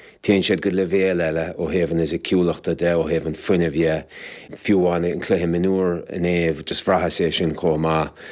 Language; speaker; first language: Irish; native; Irish